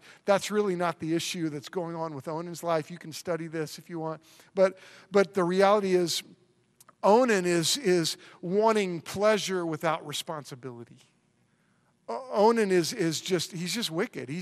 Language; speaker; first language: English; native; English